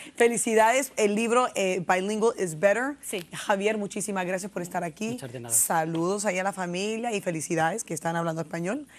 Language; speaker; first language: Spanish; early bilingual, heritage; Spanish